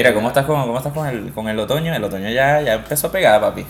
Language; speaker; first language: Spanish; native; Spanish